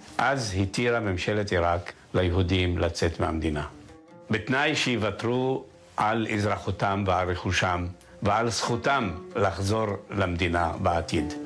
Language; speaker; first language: Hebrew; early bilingual, other home language; Arabic